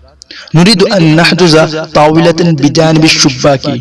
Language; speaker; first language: Arabic; non-native, fluent; Urdu